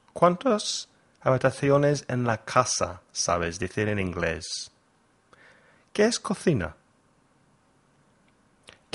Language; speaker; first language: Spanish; non-native, fluent; English